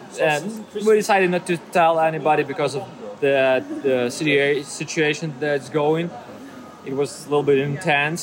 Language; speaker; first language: English; non-native, fluent; Ukrainian